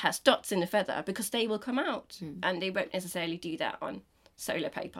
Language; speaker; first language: English; non-native, fluent; Danish